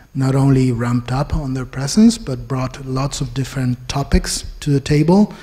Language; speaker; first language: English; non-native, fluent; Spanish